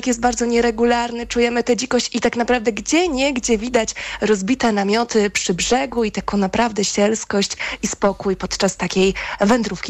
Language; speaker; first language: Polish; native; Polish